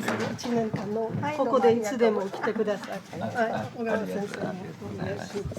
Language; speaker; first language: Japanese; non-native, fluent; French